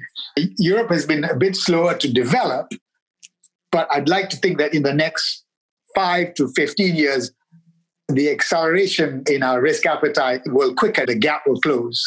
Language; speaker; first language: English; non-native, local second language; Tamil